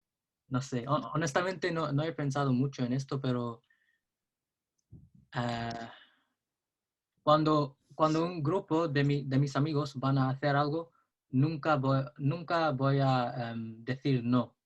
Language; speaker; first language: Spanish; non-native, learner; English